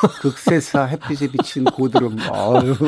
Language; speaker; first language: Korean; native; Korean